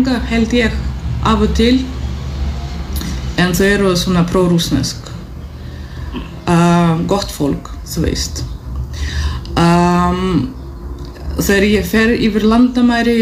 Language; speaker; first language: Icelandic; non-native, fluent; Russian